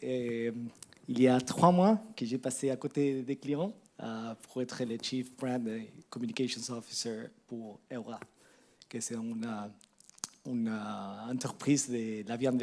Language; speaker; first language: French; non-native, learner; Spanish